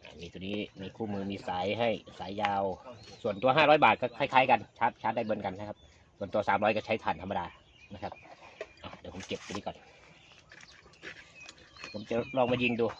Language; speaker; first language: Thai; native; Thai